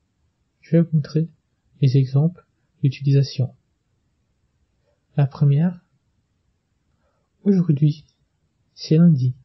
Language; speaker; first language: French; non-native, fluent; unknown